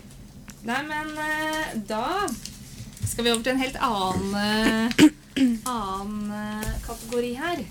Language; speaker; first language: Norwegian; native; Norwegian